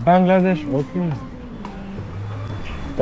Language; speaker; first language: English; non-native, learner; French